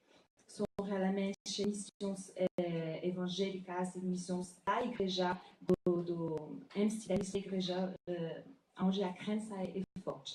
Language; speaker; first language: Portuguese; non-native, fluent; French